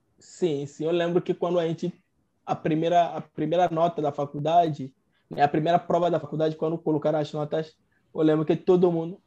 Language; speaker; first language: Portuguese; non-native, fluent; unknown